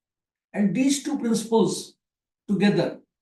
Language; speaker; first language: English; non-native, local second language; Hindi